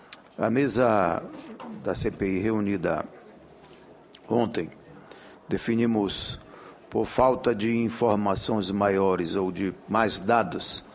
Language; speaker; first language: Portuguese; native; Portuguese